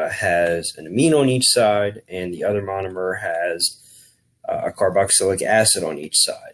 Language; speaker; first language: English; native; English